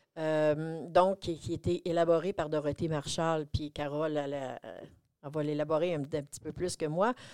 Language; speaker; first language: French; native; French